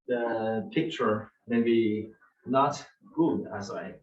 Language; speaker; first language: English; non-native, learner; Chinese